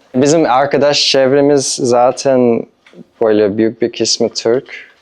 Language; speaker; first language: Turkish; non-native, fluent; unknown